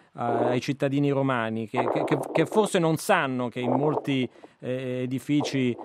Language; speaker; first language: Italian; native; Italian